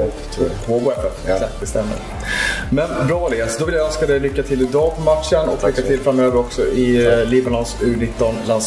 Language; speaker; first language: Swedish; native; Swedish